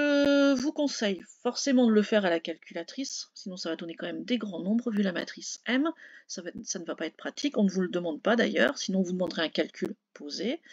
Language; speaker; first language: French; native; French